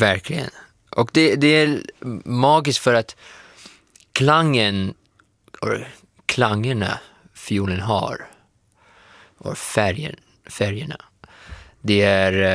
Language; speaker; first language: Swedish; non-native, fluent; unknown